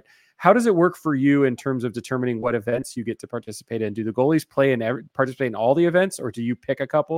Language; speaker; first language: English; native; English